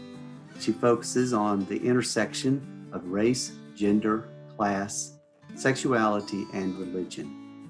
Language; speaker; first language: English; native; English